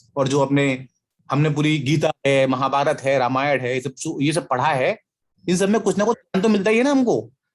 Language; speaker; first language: Hindi; native; Hindi